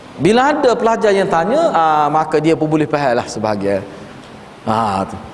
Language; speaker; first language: Malay; native; Malay